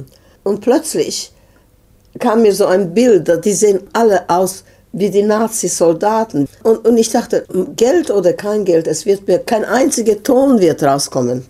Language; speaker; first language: German; non-native, fluent; Serbian